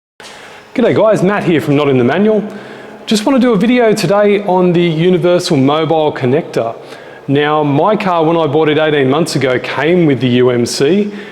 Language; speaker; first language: English; native; English